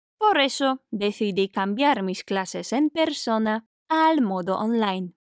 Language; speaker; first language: Spanish; non-native, fluent; Polish